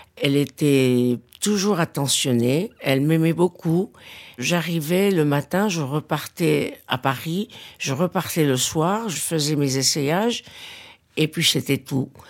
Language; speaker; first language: French; non-native, local second language; Arabic